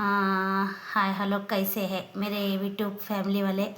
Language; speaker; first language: Hindi; non-native, local second language; Kannada